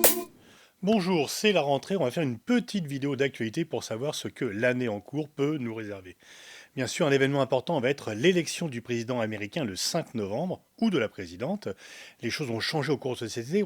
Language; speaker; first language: French; native; French